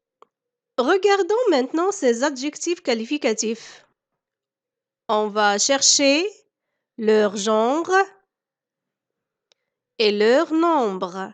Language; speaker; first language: French; non-native, local second language; Arabic